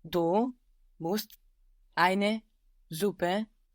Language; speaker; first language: German; non-native, learner; English